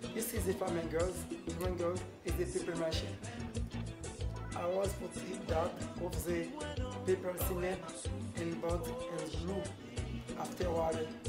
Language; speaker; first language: English; non-native, learner; Haitian Creole